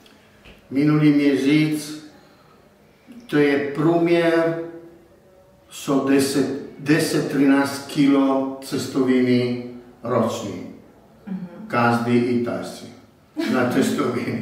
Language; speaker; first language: Czech; non-native, learner; Italian